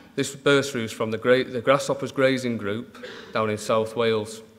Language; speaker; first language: English; native; English